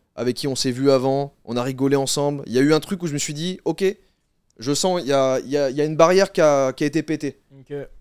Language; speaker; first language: French; native; French